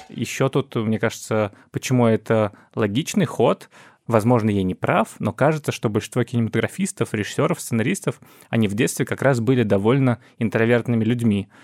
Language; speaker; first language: Russian; native; Russian